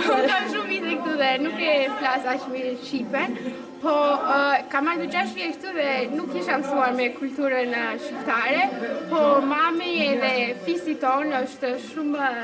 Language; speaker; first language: Albanian; early bilingual, other home language; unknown